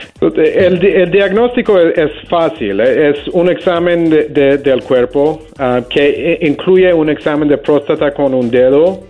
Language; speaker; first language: Spanish; non-native, learner; English